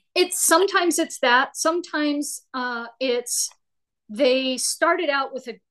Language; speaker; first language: English; native; English